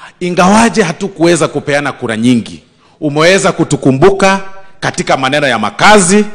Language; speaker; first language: Swahili; non-native, local second language; Gusii